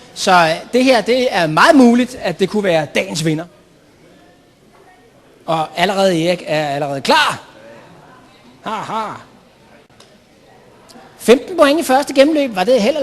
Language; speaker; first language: Danish; native; Danish